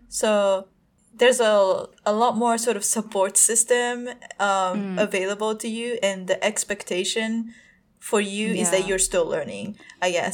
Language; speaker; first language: English; non-native, fluent; Japanese